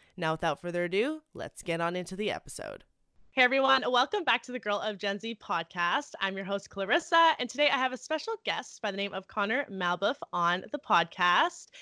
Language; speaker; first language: English; native; English